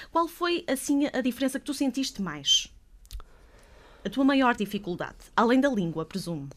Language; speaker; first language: Portuguese; native; Portuguese